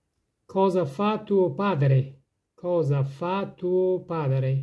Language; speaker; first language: Italian; non-native, fluent; Persian